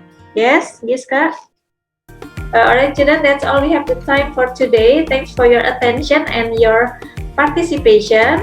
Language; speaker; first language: English; non-native, fluent; Indonesian